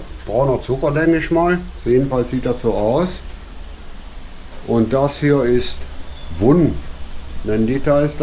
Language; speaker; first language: German; native; German